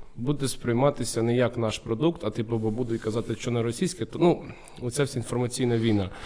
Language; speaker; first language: Ukrainian; non-native, local second language; Russian